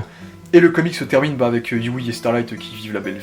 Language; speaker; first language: French; native; French